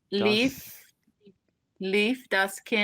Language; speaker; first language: German; non-native, learner; English